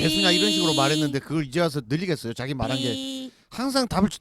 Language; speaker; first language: Korean; native; Korean